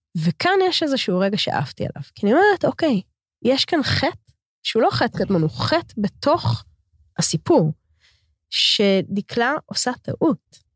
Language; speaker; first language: Hebrew; native; Hebrew